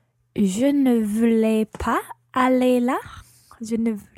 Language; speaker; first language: French; non-native, learner; English